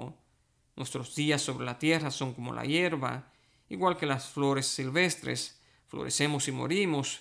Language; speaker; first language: Spanish; native; Spanish